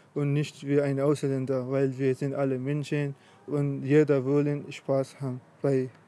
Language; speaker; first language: German; non-native, fluent; Persian